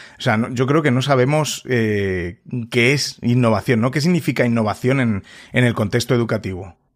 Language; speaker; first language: Spanish; native; Spanish